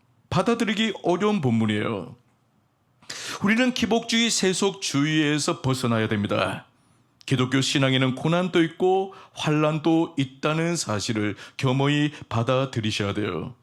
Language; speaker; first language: Korean; native; Korean